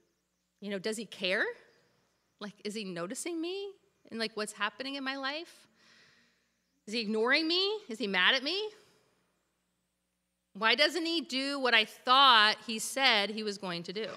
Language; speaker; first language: English; native; English